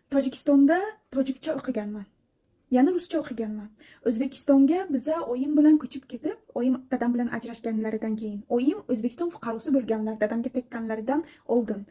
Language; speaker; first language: Uzbek; non-native, fluent; Tajik